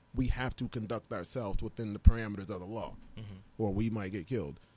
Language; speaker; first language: English; native; English